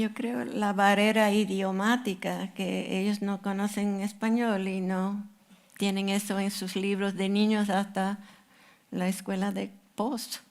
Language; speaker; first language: Spanish; non-native, fluent; English